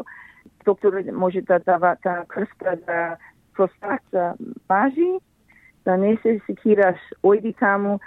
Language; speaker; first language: Macedonian; early bilingual, heritage; Macedonian